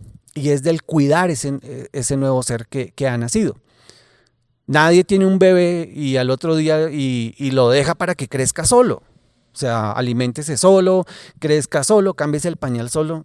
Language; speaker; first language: Spanish; native; Spanish